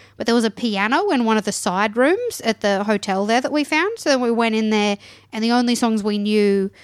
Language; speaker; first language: English; native; English